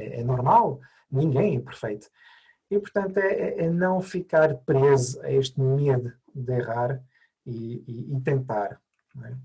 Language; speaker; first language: Portuguese; non-native, fluent; French